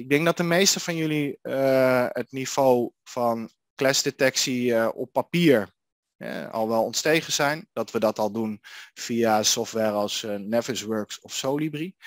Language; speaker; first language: Dutch; native; Dutch